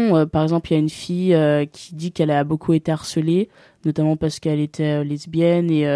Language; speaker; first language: French; native; French